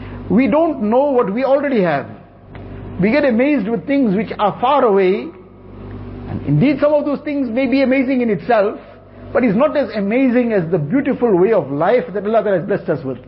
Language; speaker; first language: English; native; English